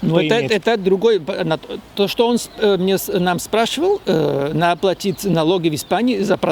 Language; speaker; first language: Russian; non-native, fluent; Spanish